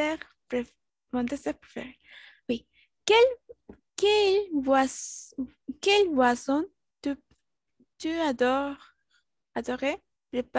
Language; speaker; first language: French; non-native, learner; Spanish